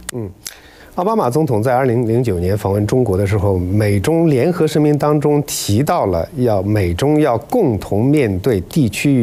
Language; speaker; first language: Chinese; native; Chinese